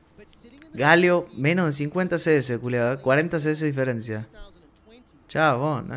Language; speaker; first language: Spanish; native; Spanish